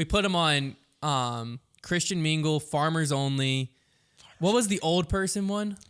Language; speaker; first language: English; native; English